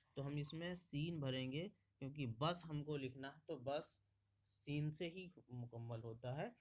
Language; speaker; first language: Hindi; native; Hindi